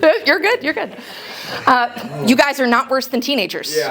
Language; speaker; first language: English; native; English